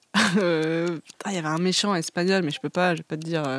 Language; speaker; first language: French; native; French